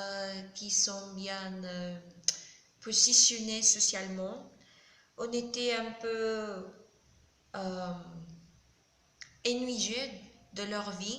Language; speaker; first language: French; non-native, learner; Spanish